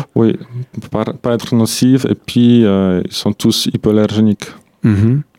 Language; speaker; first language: French; non-native, fluent; Polish